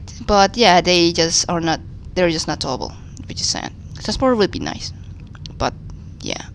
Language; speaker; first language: English; non-native, fluent; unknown